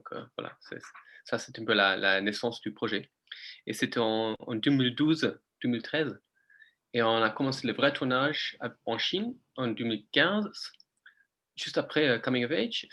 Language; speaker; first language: French; non-native, fluent; English